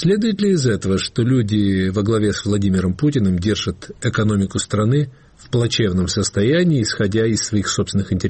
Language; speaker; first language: Russian; native; Russian